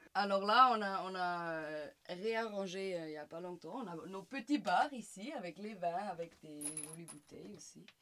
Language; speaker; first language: French; non-native, learner; German